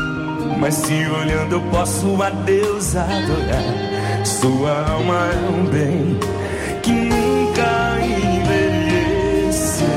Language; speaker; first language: Portuguese; native; Portuguese